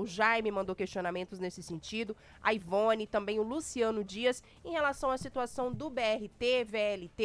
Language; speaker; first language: Portuguese; native; Portuguese